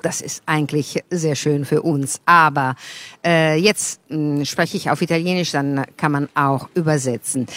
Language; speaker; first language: German; non-native, learner; Italian